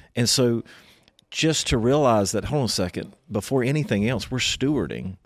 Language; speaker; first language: English; native; English